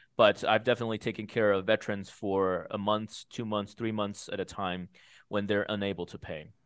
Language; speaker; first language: English; early bilingual, other home language; Chinese